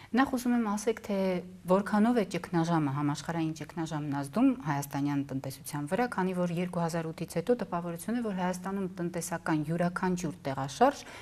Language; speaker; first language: Armenian; native; Armenian